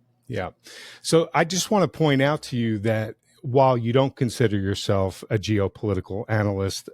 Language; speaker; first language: English; native; English